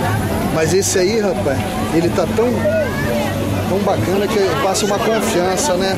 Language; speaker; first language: Portuguese; native; Portuguese